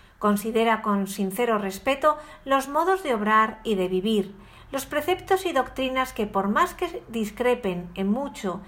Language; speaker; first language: Spanish; native; Spanish